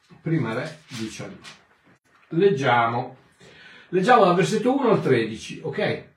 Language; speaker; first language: Italian; native; Italian